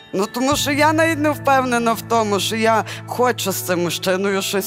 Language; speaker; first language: Ukrainian; native; Ukrainian